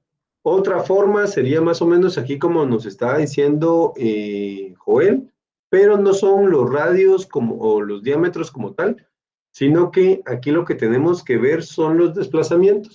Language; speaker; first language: Spanish; native; Spanish